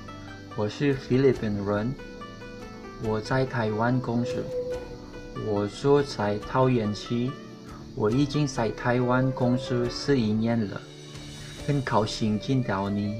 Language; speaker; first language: Chinese; non-native, fluent; Filipino